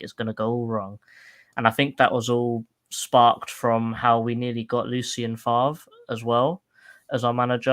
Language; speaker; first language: English; native; English